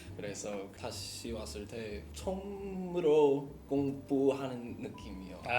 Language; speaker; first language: Korean; non-native, learner; English